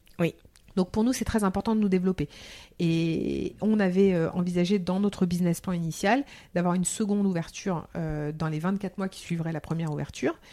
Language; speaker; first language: French; early bilingual, heritage; French